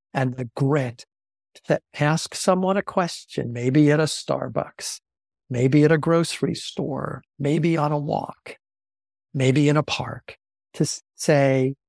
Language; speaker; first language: English; native; English